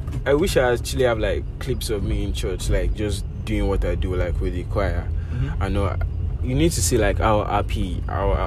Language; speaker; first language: English; non-native, local second language; Yoruba